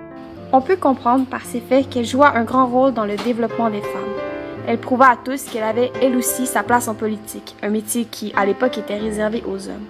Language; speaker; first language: French; native; French